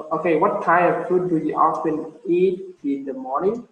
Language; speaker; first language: English; non-native, fluent; Vietnamese